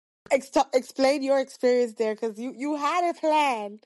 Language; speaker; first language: English; early bilingual, other home language; Spanish